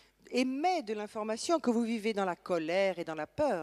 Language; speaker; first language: French; native; French